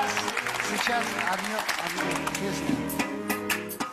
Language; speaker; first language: Russian; non-native, learner; Tajik